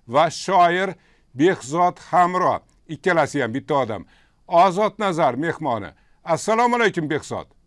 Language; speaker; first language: Uzbek; native; Uzbek